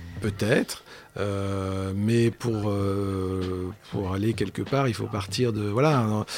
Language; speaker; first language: French; native; French